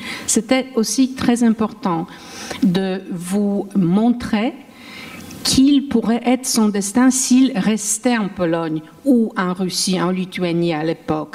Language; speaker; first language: French; non-native, fluent; Polish